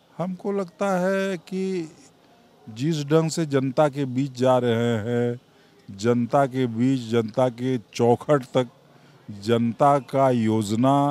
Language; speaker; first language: Hindi; native; Hindi